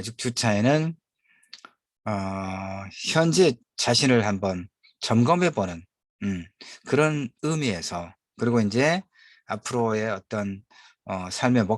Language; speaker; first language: Korean; native; Korean